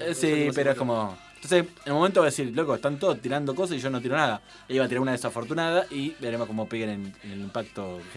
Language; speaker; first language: Spanish; native; Spanish